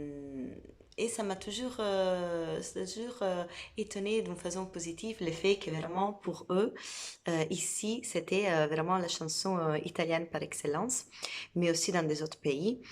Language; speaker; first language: French; non-native, fluent; Italian